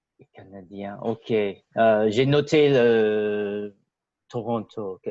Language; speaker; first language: French; non-native, fluent; English